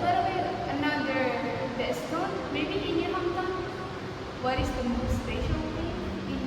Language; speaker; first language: English; non-native, learner; Indonesian